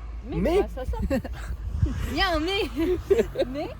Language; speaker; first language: French; native; French